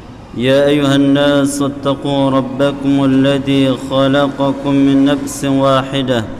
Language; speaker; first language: Arabic; non-native, fluent; Indonesian